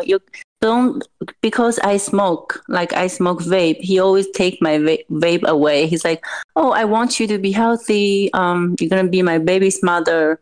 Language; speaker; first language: English; non-native, fluent; Chinese